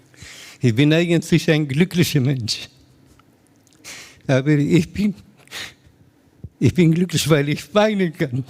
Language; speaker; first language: German; non-native, learner; Spanish